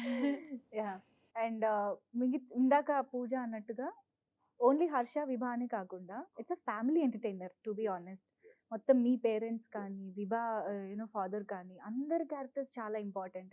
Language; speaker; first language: Telugu; native; Telugu